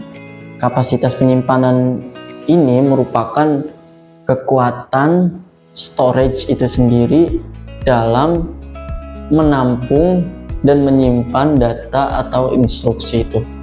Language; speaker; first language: Indonesian; native; Indonesian